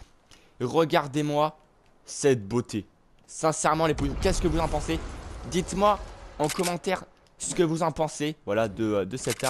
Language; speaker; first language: French; native; French